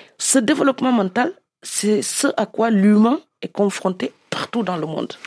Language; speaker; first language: French; non-native, local second language; Serer